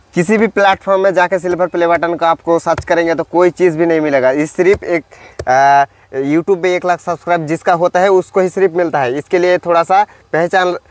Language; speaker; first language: Hindi; non-native, local second language; Bangla